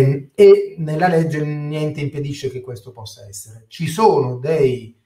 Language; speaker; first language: Italian; native; Italian